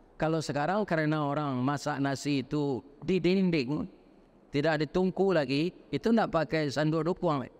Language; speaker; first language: Indonesian; non-native, local second language; Minangkabau